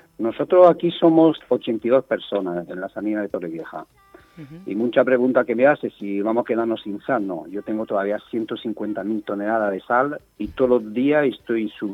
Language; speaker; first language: Spanish; non-native, fluent; French